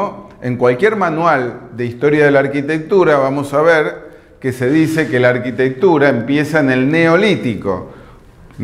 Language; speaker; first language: Spanish; native; Spanish